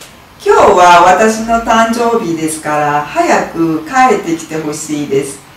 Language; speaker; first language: Japanese; non-native, fluent; Burmese